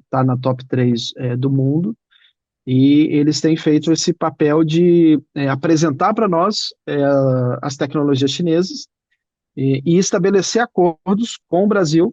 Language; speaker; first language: Portuguese; native; Portuguese